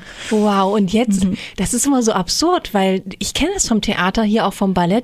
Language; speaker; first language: German; native; German